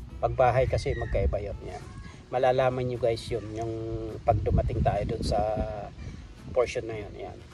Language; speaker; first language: Filipino; non-native, local second language; Bikol